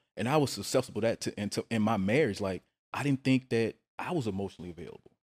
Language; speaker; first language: English; native; English